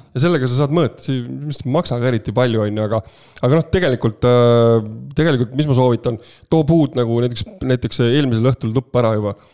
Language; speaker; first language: Estonian; native; Estonian